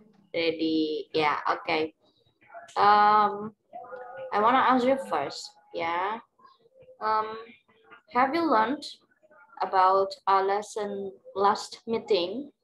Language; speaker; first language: English; non-native, fluent; Indonesian